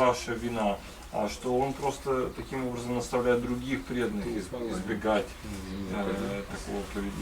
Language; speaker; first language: Russian; native; Russian